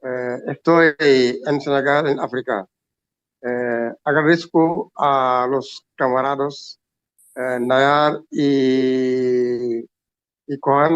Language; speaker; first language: Spanish; non-native, learner; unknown